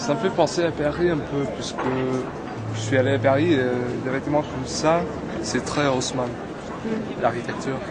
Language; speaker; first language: French; non-native, fluent; English